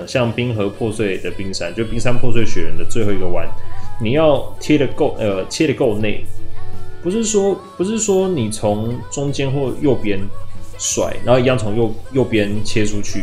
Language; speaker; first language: Chinese; native; Chinese